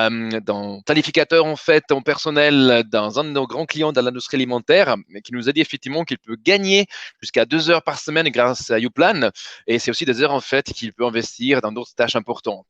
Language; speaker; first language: French; native; French